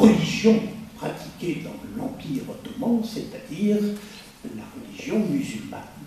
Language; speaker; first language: French; native; French